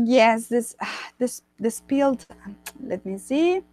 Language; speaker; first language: English; non-native, fluent; Spanish